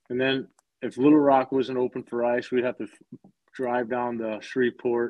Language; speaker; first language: English; native; English